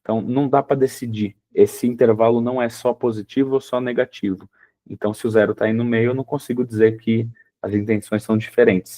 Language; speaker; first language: Portuguese; native; Portuguese